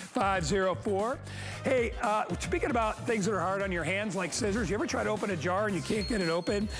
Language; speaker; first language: English; native; English